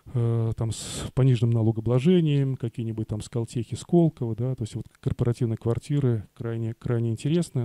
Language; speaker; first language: Russian; native; Russian